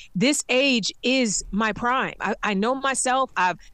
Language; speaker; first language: English; native; English